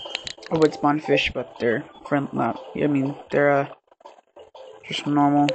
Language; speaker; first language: English; native; English